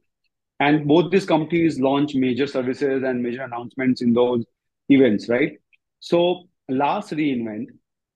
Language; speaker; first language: English; non-native, local second language; Gujarati